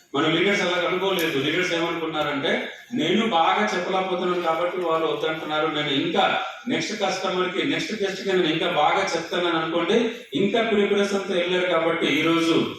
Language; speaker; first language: Telugu; non-native, local second language; Odia